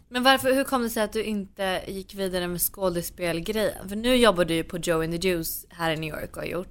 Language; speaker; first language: Swedish; native; Swedish